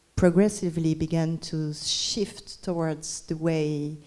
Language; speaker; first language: English; non-native, fluent; French